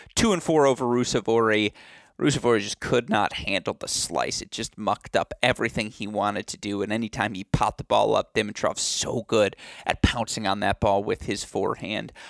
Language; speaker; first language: English; native; English